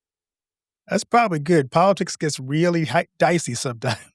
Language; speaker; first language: English; native; English